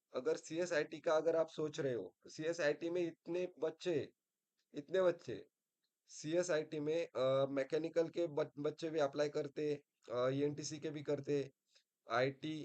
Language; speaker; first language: Hindi; non-native, local second language; Marathi